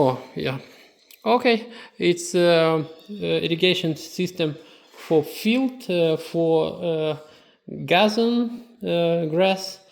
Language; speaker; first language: English; non-native, learner; Ukrainian